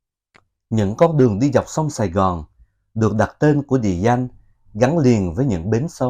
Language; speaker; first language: Vietnamese; native; Vietnamese